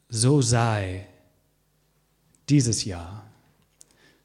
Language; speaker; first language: German; non-native, fluent; English